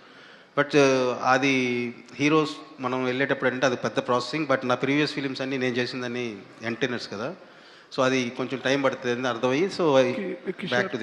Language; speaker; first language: Telugu; native; Telugu